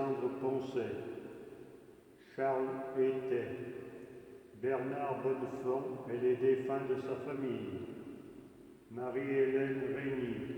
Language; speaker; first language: French; native; French